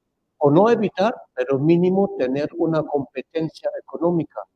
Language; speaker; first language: Spanish; non-native, fluent; German